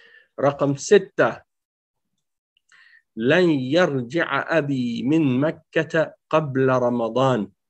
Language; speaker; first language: Arabic; non-native, fluent; French